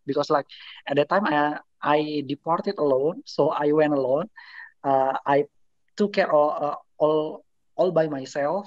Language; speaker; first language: English; non-native, fluent; Indonesian